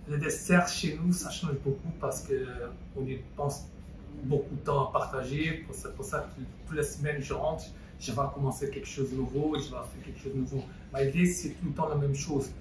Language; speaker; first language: French; non-native, fluent; Portuguese